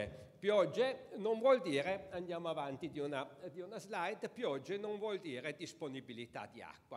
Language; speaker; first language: Italian; native; Italian